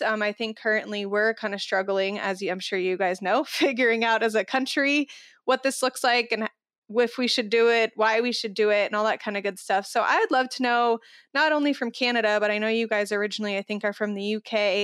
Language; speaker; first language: English; native; English